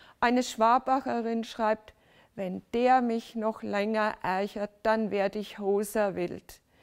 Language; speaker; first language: German; native; German